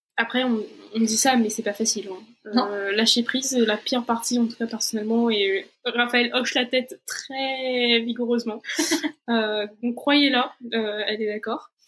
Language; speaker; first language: French; non-native, fluent; Portuguese